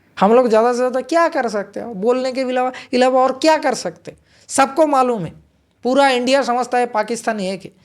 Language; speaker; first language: Hindi; non-native, local second language; Bangla